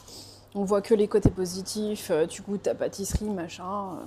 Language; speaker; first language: French; native; French